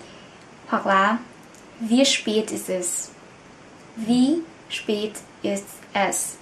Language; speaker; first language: German; non-native, fluent; Vietnamese